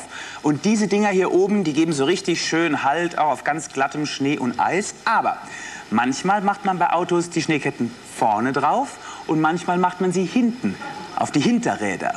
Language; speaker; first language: German; native; German